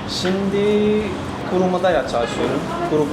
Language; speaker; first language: Turkish; non-native, learner; Arabic